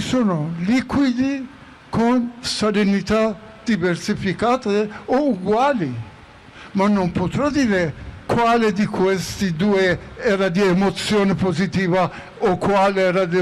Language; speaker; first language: Italian; non-native, fluent; Persian